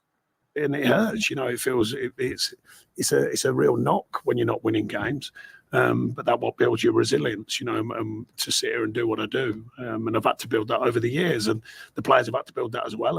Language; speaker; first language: English; native; English